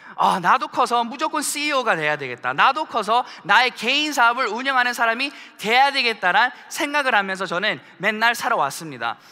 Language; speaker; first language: Korean; early bilingual, heritage; Korean